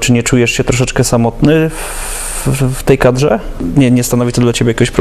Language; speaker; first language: Polish; native; Polish